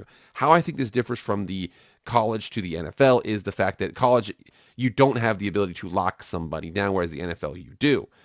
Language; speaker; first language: English; native; English